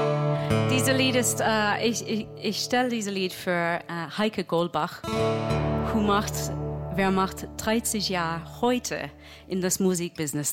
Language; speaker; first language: German; non-native, learner; English